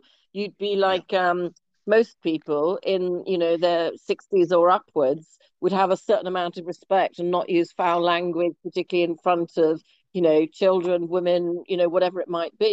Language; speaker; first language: English; native; English